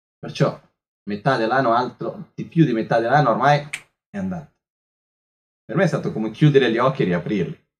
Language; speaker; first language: Italian; non-native, fluent; Portuguese